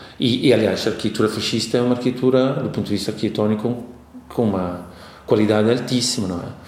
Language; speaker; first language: Portuguese; non-native, fluent; Italian